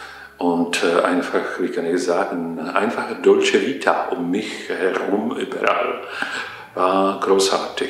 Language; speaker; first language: German; non-native, fluent; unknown